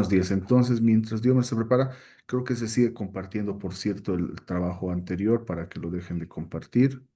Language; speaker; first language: Spanish; native; Spanish